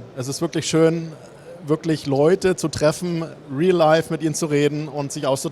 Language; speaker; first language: German; native; German